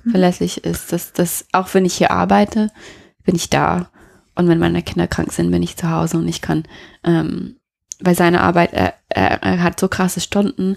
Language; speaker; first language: German; non-native, fluent; English